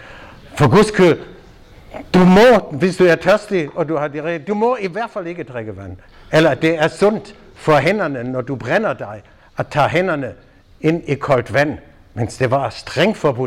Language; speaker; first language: Danish; non-native, fluent; German